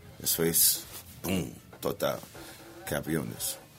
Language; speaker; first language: Spanish; non-native, learner; English